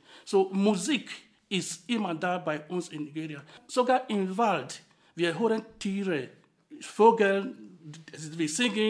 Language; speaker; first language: German; non-native, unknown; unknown